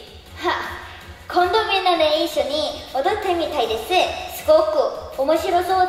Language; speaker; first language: Japanese; non-native, learner; Korean